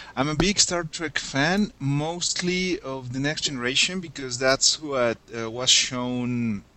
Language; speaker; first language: English; non-native, fluent; Spanish